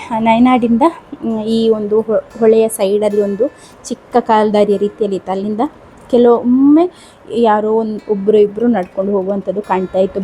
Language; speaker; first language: Kannada; native; Kannada